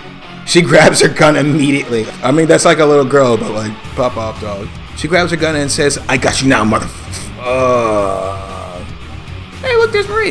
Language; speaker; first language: English; native; English